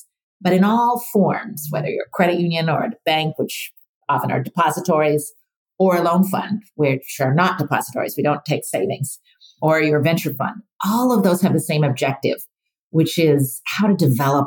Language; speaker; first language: English; native; English